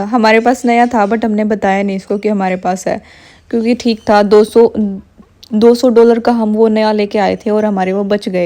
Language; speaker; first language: Hindi; native; Hindi